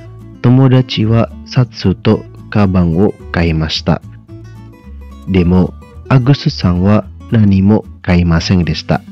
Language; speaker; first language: Japanese; non-native, fluent; Indonesian